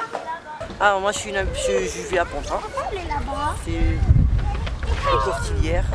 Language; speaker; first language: French; non-native, local second language; Arabic